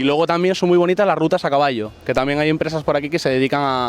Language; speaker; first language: Spanish; native; Spanish